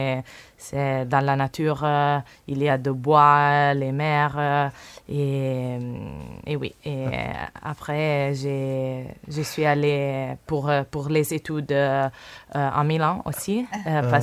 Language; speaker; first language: French; non-native, learner; Italian